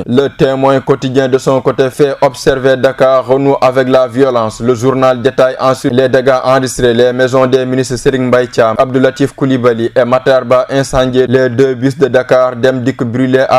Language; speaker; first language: French; non-native, local second language; Wolof